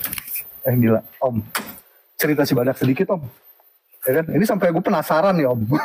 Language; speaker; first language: Indonesian; native; Indonesian